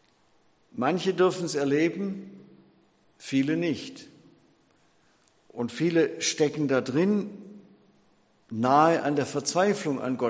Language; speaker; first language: German; native; German